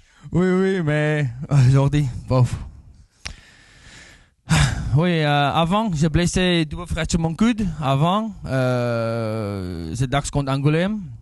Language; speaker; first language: French; non-native, learner; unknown